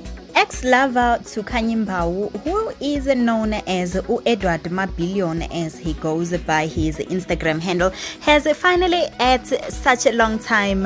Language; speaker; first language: English; non-native, local second language; Zulu